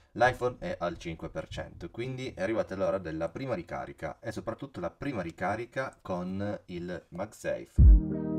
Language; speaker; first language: Italian; native; Italian